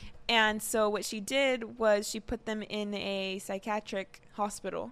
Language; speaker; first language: English; early bilingual, other home language; Spanish